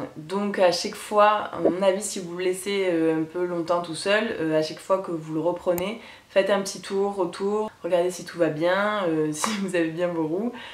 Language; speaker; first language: French; native; French